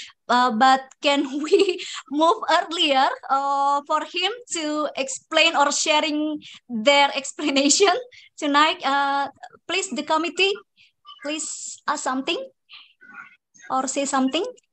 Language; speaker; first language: English; non-native, fluent; Indonesian